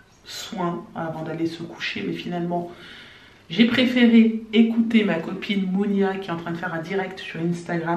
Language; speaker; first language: French; native; French